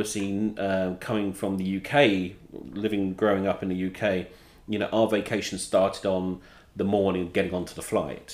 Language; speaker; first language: English; native; English